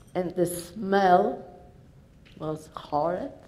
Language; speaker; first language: English; non-native, learner; Polish